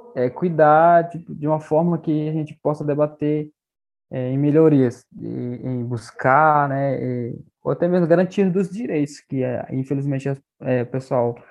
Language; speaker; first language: Portuguese; non-native, local second language; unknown